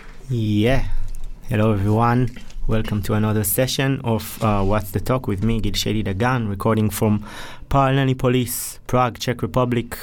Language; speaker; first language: English; non-native, fluent; Hebrew